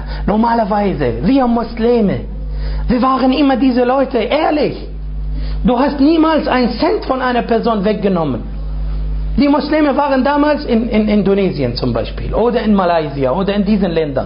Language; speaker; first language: German; non-native, fluent; Arabic